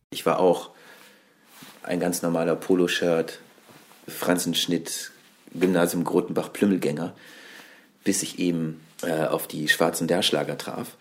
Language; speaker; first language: German; native; German